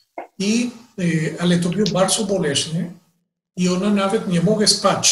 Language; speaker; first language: Polish; non-native, learner; Spanish